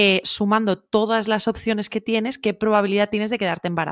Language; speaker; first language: Spanish; native; Spanish